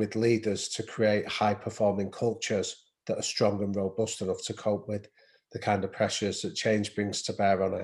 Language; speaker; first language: English; native; English